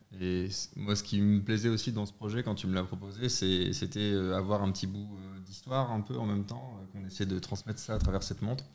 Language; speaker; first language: French; native; French